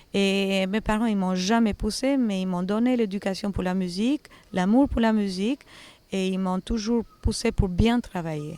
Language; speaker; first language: French; non-native, fluent; Albanian